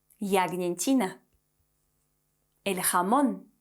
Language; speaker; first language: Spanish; non-native, fluent; Polish